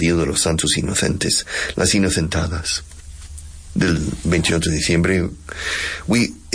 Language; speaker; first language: Spanish; non-native, fluent; English